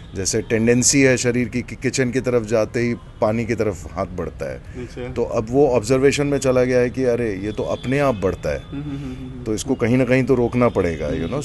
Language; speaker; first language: Hindi; native; Hindi